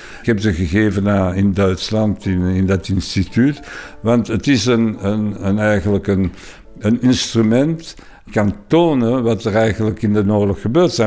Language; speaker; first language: Dutch; non-native, local second language; French